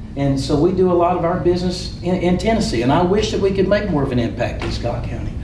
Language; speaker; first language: English; native; English